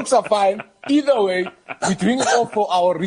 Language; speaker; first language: English; native; English